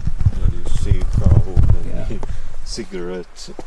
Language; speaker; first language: English; non-native, fluent; Serbian